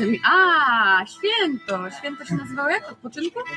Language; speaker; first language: Polish; native; Polish